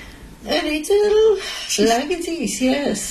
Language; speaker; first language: English; non-native, learner; Polish